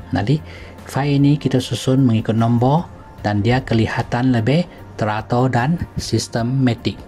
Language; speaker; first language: Malay; non-native, local second language; Chinese